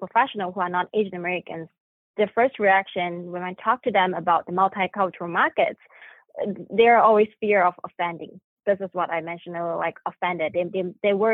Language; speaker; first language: English; non-native, local second language; Chinese